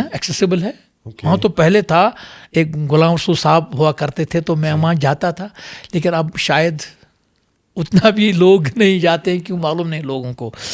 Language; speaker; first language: Urdu; non-native, local second language; Kashmiri